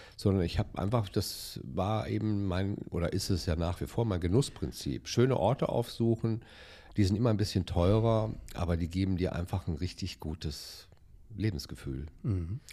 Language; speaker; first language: German; native; German